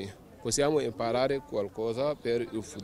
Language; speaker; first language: Italian; non-native, learner; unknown